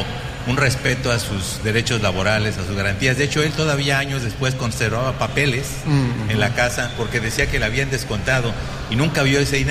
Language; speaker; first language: Spanish; native; Spanish